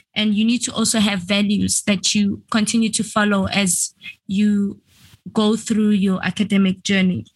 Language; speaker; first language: English; non-native, local second language; Venda